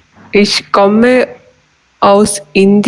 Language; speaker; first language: German; non-native, learner; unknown